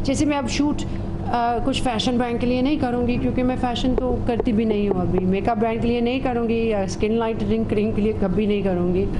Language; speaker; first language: Hindi; non-native, fluent; English